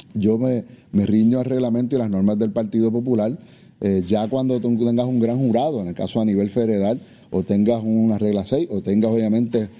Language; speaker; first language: Spanish; native; Spanish